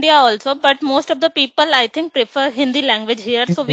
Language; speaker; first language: English; non-native, local second language; Hindi